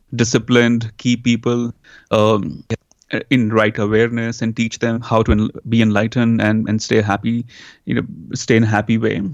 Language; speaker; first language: English; non-native, local second language; Hindi